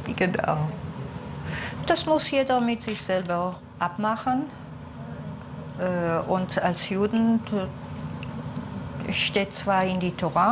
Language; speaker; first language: German; non-native, fluent; Hebrew